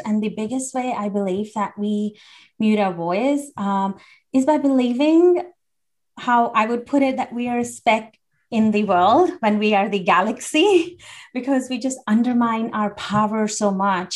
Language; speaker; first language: English; non-native, local second language; Hindi